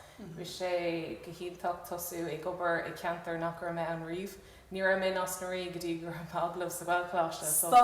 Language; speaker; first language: Irish; non-native, local second language; English